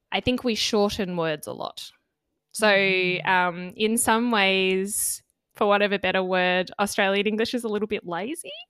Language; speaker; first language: English; native; English